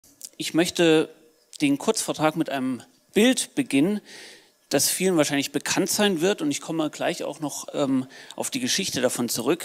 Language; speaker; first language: German; native; German